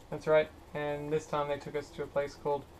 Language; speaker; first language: English; native; English